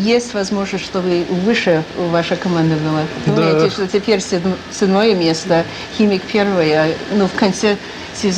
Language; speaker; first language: Russian; non-native, fluent; English